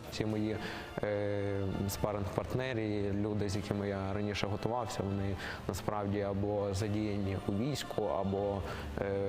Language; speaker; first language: Ukrainian; native; Ukrainian